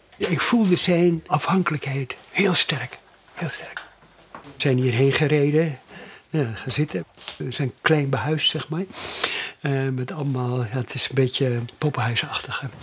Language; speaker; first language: Dutch; native; Dutch